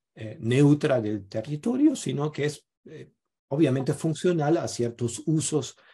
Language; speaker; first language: Spanish; non-native, fluent; German